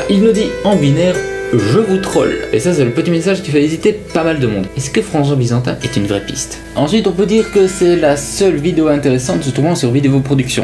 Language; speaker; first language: French; native; French